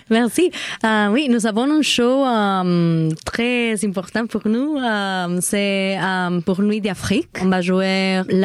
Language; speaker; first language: French; non-native, learner; Spanish